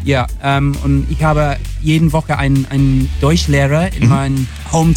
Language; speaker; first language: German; non-native, learner; English